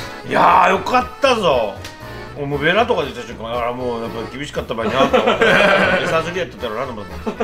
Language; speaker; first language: Japanese; native; Japanese